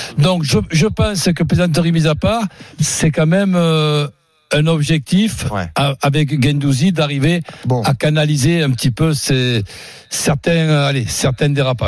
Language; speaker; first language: French; native; French